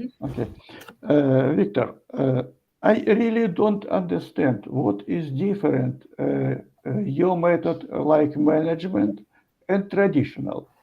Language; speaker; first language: English; non-native, learner; Ukrainian